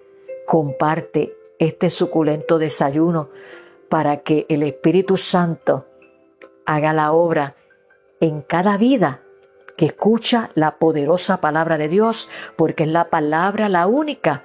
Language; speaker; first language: Spanish; native; Spanish